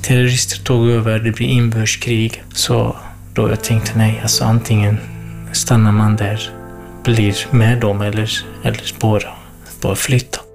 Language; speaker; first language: Swedish; non-native, fluent; Kurdish